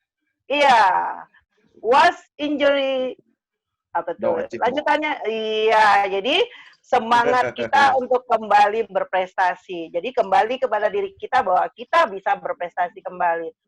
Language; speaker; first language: Indonesian; native; Indonesian